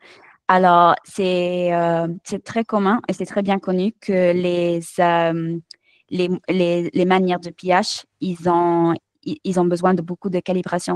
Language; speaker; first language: French; non-native, fluent; English